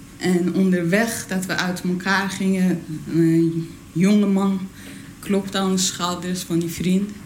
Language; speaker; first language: Dutch; non-native, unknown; Persian